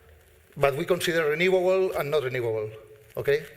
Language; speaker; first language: English; non-native, fluent; Spanish